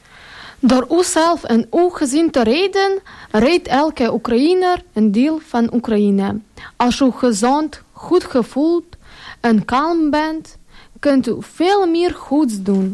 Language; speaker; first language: Dutch; non-native, learner; Ukrainian